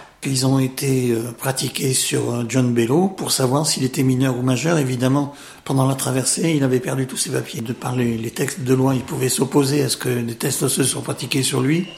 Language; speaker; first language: French; native; French